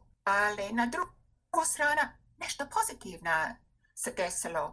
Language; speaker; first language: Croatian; non-native, fluent; English